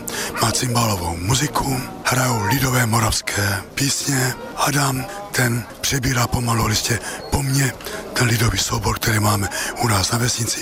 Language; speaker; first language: Czech; native; Czech